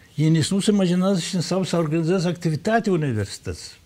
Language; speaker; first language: Romanian; native; Romanian